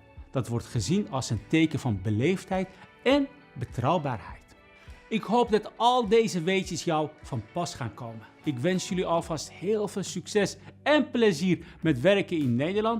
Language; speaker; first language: Dutch; non-native, fluent; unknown